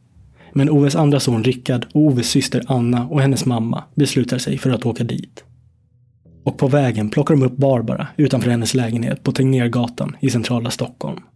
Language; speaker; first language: Swedish; native; Swedish